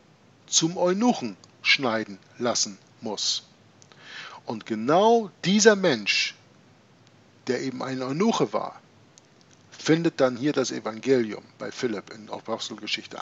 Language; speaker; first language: German; native; German